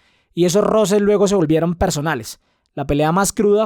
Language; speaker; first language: Spanish; native; Spanish